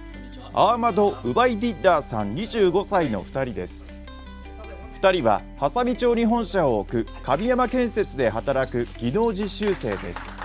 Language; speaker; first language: Japanese; native; Japanese